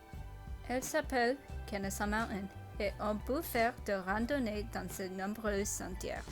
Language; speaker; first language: French; non-native, learner; English